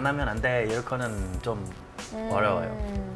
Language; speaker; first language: Korean; non-native, fluent; English